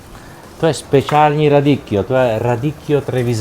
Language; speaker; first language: Czech; non-native, learner; Italian